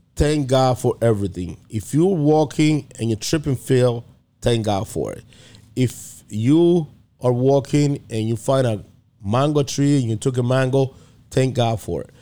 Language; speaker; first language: English; non-native, fluent; Spanish